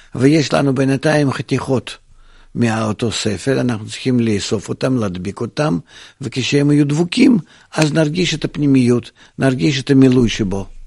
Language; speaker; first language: Hebrew; non-native, fluent; Russian